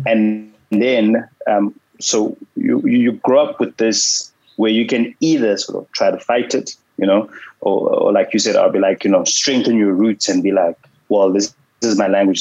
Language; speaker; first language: English; non-native, local second language; Xhosa